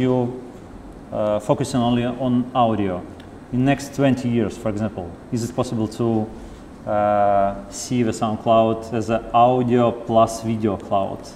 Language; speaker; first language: English; non-native, fluent; Russian